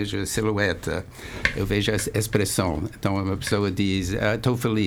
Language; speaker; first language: Portuguese; non-native, fluent; English